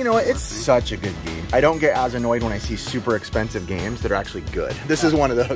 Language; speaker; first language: English; native; English